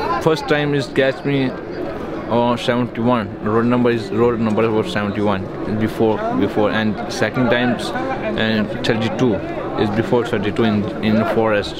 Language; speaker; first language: English; non-native, learner; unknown